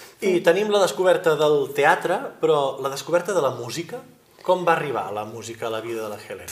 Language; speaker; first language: Catalan; native; Catalan